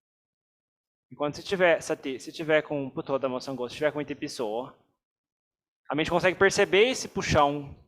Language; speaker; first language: Portuguese; native; Portuguese